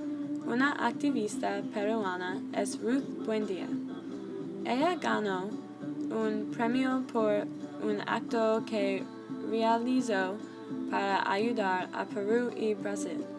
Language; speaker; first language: Spanish; non-native, learner; English